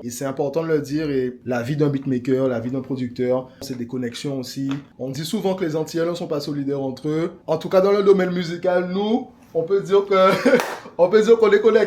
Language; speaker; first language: French; native; French